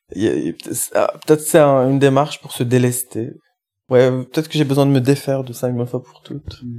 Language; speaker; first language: French; non-native, local second language; Arabic